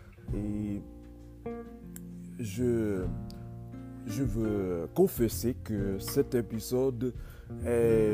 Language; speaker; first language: French; non-native, learner; English